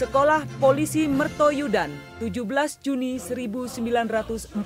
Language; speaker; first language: Indonesian; native; Indonesian